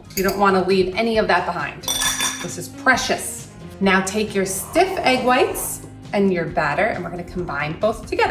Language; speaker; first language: English; native; English